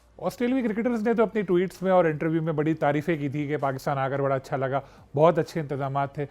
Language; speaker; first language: Urdu; native; Urdu